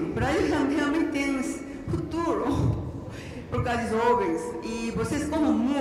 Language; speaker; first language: Portuguese; non-native, learner; Korean